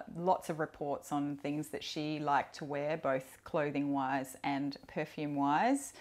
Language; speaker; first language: English; native; English